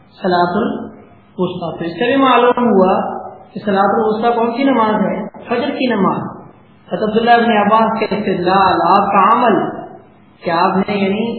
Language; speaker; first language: Urdu; native; Urdu